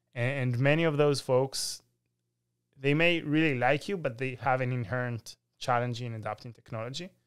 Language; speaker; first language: English; non-native, fluent; Hebrew